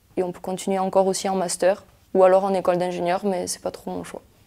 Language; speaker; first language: French; native; French